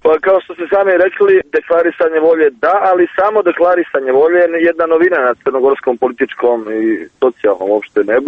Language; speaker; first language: Serbian; native; Serbian